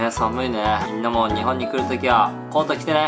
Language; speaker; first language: Japanese; native; Japanese